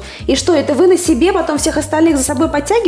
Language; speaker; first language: Russian; native; Russian